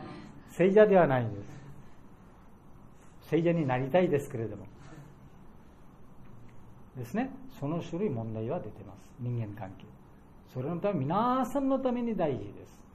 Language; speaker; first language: Japanese; non-native, learner; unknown